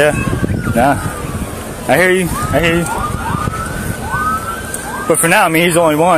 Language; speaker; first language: English; native; English